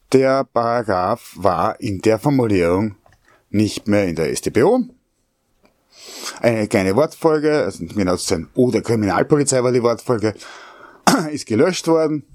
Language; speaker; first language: German; native; German